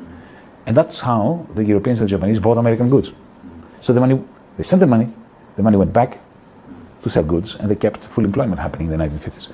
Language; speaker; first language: English; non-native, fluent; Greek